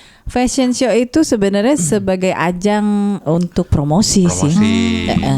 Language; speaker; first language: Indonesian; native; Indonesian